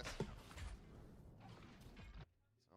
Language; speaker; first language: English; native; English